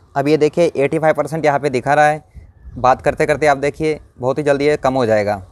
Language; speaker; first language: Hindi; non-native, local second language; Marathi